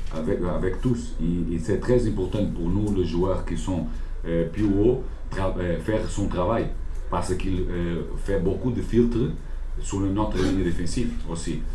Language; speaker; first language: French; non-native, learner; Portuguese